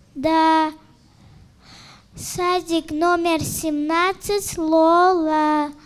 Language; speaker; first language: Russian; non-native, local second language; Tajik